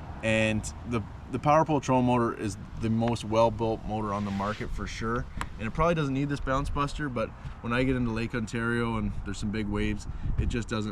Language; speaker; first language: English; native; English